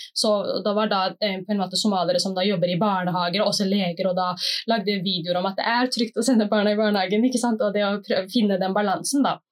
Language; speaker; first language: Norwegian; early bilingual, other home language; Somali